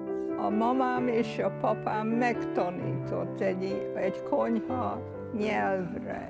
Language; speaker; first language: Hungarian; early bilingual, heritage; Hungarian